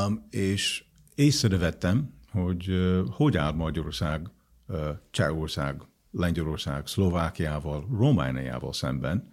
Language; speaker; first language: Hungarian; non-native, fluent; English